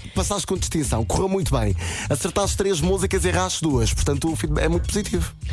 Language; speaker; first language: Portuguese; native; Portuguese